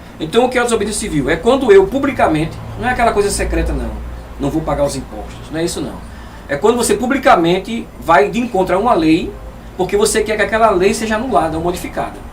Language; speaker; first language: Portuguese; native; Portuguese